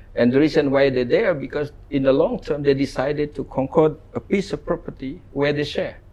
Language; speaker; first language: English; non-native, fluent; Indonesian